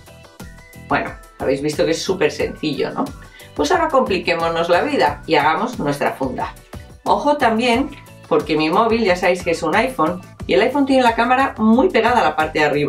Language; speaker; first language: Spanish; native; Spanish